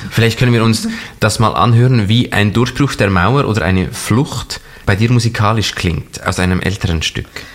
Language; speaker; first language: German; native; German